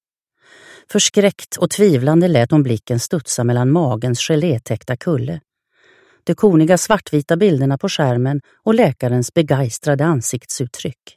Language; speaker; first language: Swedish; native; Swedish